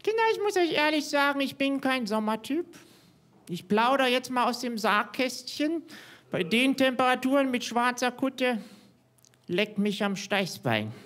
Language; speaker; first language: German; native; German